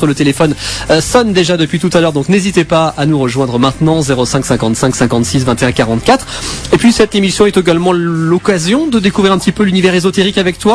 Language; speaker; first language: French; native; French